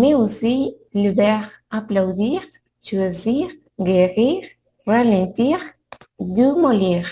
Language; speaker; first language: French; non-native, learner; Spanish